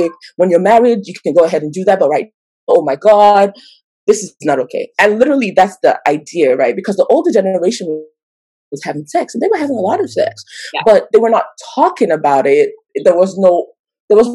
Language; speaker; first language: English; non-native, local second language; Yoruba